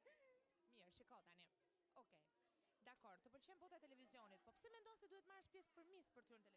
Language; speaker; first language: Albanian; native; Albanian